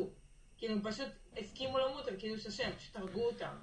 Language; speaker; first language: Hebrew; native; Hebrew